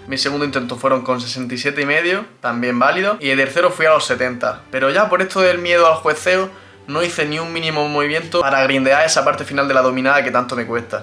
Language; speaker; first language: Spanish; native; Spanish